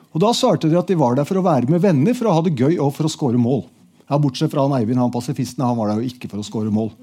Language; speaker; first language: Norwegian; native; Norwegian